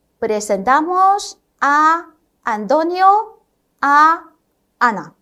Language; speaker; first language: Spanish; non-native, fluent; Chinese